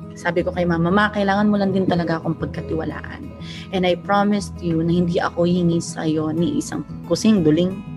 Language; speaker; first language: Filipino; non-native, local second language; Hiligaynon